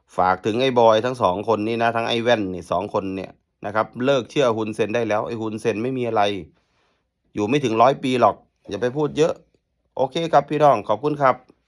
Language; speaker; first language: Thai; native; Thai